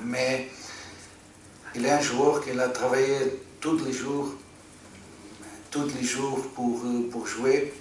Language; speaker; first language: French; non-native, fluent; Portuguese